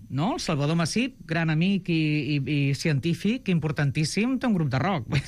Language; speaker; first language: Catalan; native; Catalan